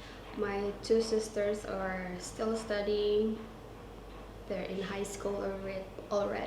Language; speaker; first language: English; non-native, local second language; Cebuano